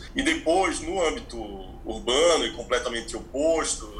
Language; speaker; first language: Portuguese; native; Portuguese